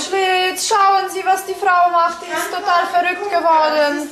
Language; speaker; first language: German; non-native, fluent; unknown